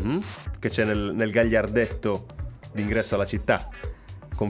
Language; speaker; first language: Italian; native; Italian